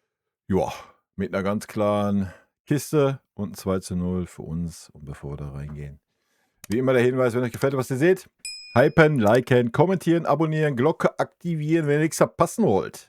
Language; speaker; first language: German; native; German